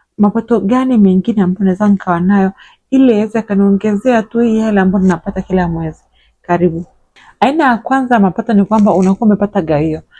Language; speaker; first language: Swahili; native; Swahili